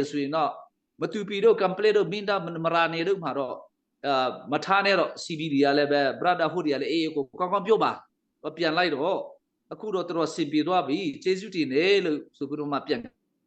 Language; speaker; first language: Burmese; non-native, local second language; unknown